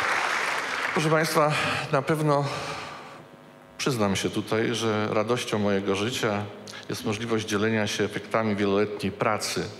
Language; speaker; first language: Polish; native; Polish